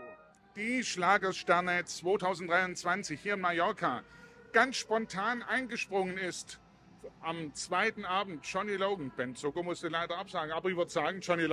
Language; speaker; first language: German; native; German